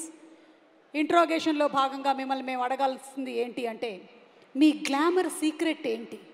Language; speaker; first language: Telugu; native; Telugu